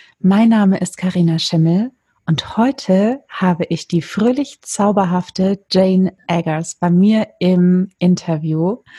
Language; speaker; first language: German; native; German